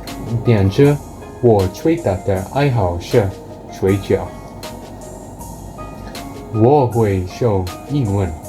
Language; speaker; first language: Chinese; non-native, learner; Indonesian